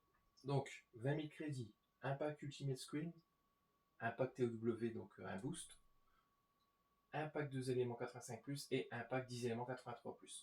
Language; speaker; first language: French; native; French